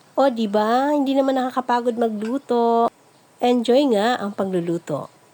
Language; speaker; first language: Filipino; non-native, local second language; Bikol